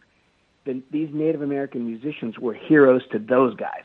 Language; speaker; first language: English; native; English